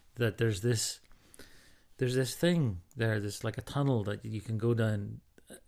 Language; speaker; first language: English; native; English